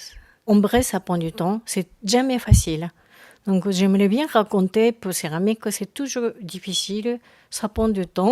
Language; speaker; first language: French; non-native, learner; Japanese